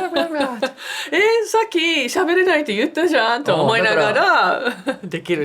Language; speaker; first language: Japanese; non-native, fluent; English